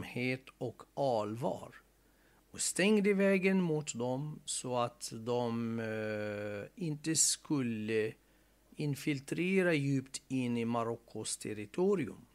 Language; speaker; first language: Swedish; non-native, fluent; Arabic